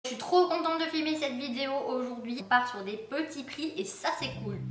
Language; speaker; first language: French; native; French